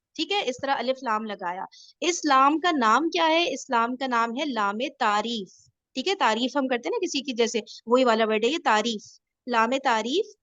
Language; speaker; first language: Urdu; native; Urdu